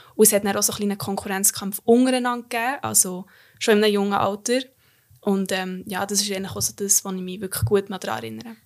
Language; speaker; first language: German; native; German